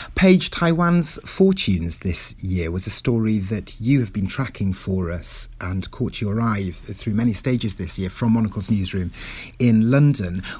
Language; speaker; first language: English; non-native, local second language; Welsh